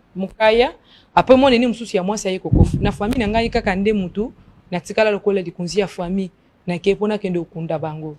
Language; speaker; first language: Lingala; non-native, local second language; Luba-Lulua